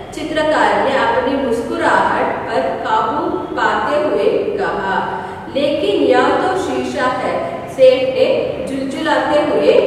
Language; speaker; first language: Hindi; non-native, local second language; Kannada